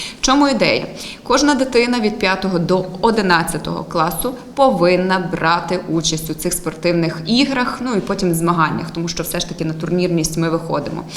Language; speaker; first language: Ukrainian; native; Ukrainian